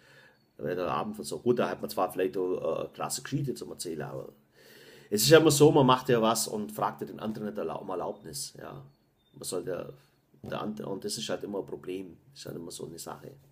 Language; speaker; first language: German; native; German